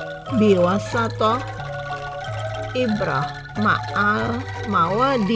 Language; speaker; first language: Arabic; non-native, fluent; Indonesian